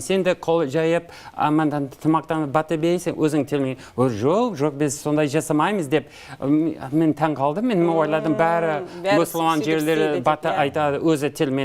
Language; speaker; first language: Kazakh; non-native, learner; English